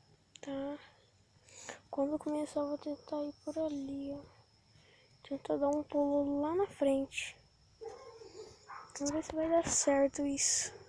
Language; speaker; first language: Portuguese; native; Portuguese